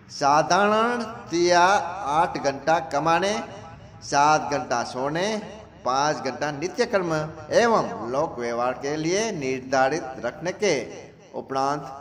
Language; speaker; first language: Hindi; non-native, local second language; Gujarati